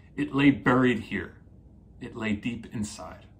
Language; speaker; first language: English; native; English